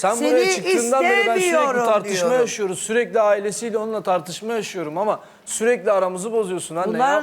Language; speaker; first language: Turkish; native; Turkish